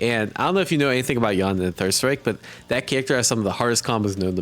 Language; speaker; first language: English; native; English